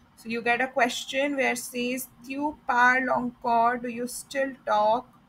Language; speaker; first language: English; non-native, local second language; Hindi